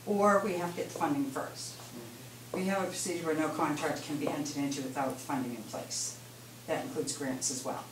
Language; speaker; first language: English; native; English